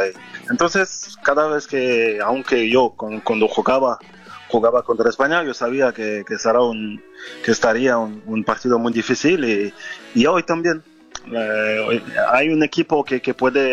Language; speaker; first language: Spanish; non-native, fluent; French